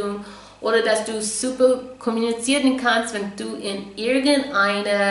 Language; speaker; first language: German; non-native, fluent; English